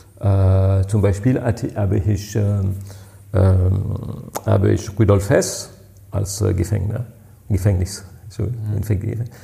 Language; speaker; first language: German; non-native, fluent; French